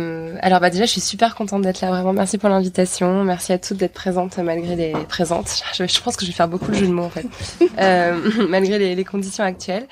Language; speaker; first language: French; native; French